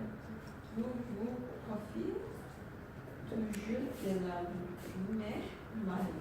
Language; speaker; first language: French; non-native, learner; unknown